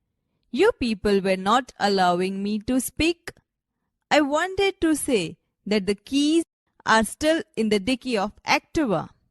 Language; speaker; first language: English; non-native, local second language; Gujarati